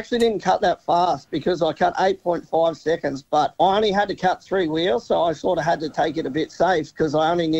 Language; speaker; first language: English; native; English